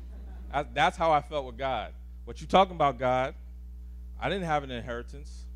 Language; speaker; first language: English; native; English